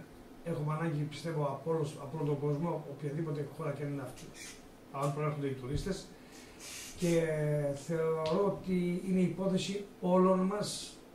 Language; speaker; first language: Greek; native; Greek